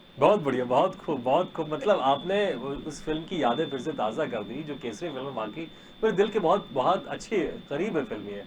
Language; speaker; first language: Hindi; native; Hindi